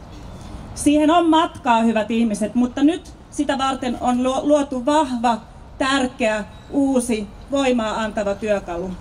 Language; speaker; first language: Finnish; native; Finnish